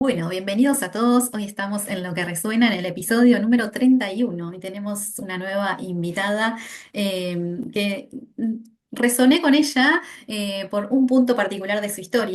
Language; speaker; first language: Spanish; native; Spanish